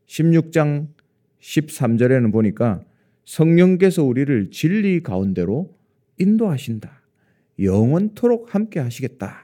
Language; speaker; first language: Korean; native; Korean